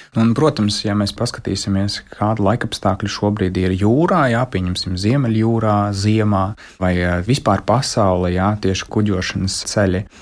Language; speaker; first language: Latvian; non-native, local second language; Russian